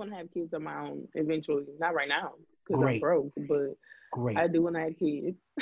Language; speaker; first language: English; native; English